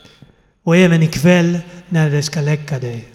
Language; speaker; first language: Swedish; non-native, fluent; Finnish